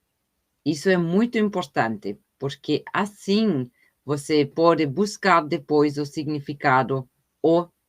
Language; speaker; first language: Portuguese; non-native, fluent; German